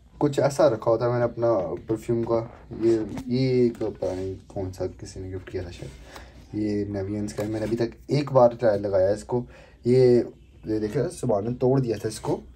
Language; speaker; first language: Urdu; native; Urdu